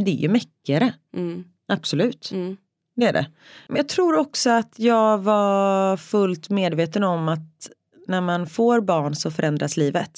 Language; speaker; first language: Swedish; native; Swedish